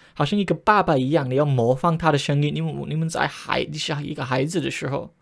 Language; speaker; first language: Chinese; non-native, fluent; English